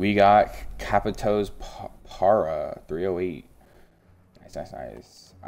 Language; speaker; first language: English; native; English